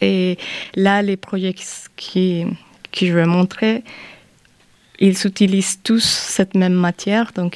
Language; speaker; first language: French; non-native, fluent; Spanish